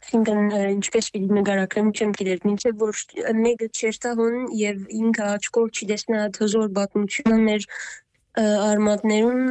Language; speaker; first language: Armenian; early bilingual, heritage; Armenian